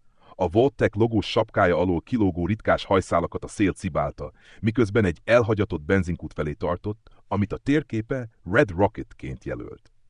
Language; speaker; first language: Hungarian; native; Hungarian